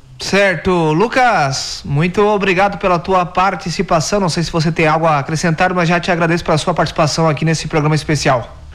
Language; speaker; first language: Portuguese; native; Portuguese